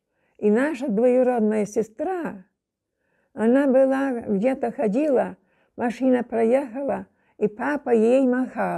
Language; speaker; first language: Russian; non-native, local second language; German